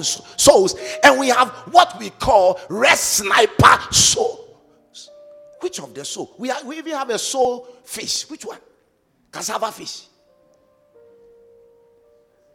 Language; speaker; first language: English; non-native, local second language; Akan